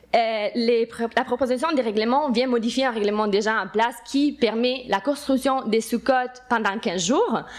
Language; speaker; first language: French; non-native, fluent; Italian